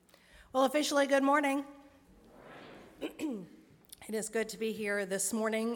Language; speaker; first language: English; native; English